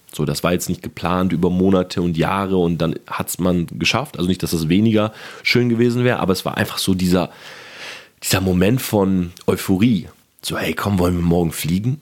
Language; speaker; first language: German; native; German